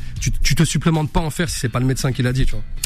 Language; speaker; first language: French; early bilingual, other home language; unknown